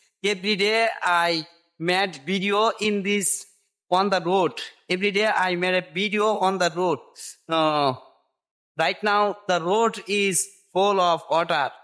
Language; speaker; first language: English; non-native, learner; Bangla